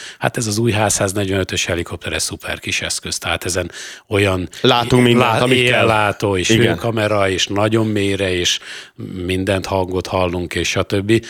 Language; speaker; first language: Hungarian; native; Hungarian